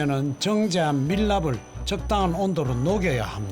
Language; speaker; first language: Korean; native; Korean